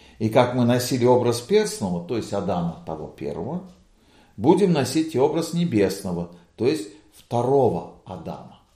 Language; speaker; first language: Russian; non-native, local second language; Latvian